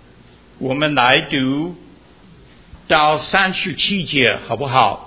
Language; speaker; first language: Chinese; early bilingual, heritage; Chinese